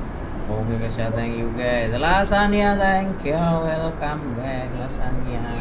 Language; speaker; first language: English; non-native, local second language; Indonesian